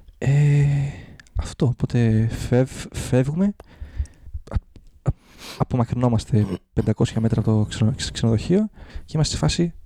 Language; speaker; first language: Greek; native; Greek